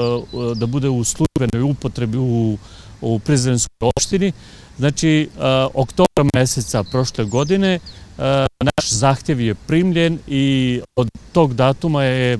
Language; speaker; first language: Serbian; non-native, local second language; Romany